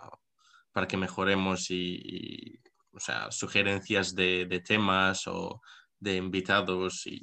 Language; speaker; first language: Spanish; non-native, local second language; Arabic